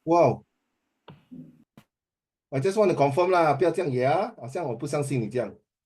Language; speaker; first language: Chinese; native; Chinese